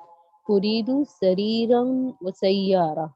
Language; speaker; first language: Arabic; non-native, learner; Urdu